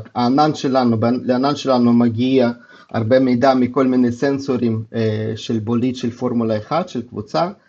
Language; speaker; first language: Hebrew; non-native, fluent; Russian